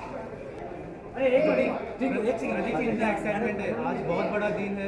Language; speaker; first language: Hindi; native; Hindi